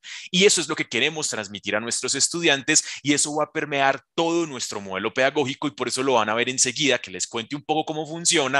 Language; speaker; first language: Spanish; native; Spanish